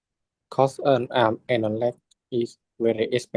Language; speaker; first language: English; non-native, learner; Vietnamese